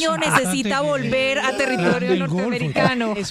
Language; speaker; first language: Spanish; native; Spanish